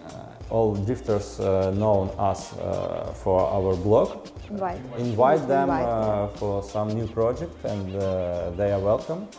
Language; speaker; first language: English; non-native, learner; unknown